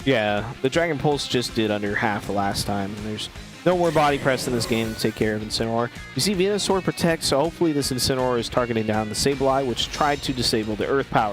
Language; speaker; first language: English; native; English